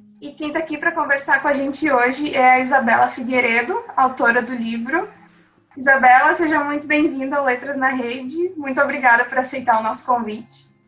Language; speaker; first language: Portuguese; native; Portuguese